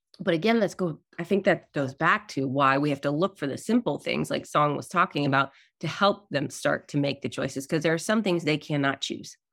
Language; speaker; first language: English; native; English